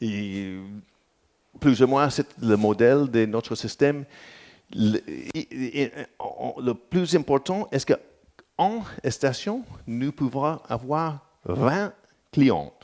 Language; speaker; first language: French; non-native, learner; English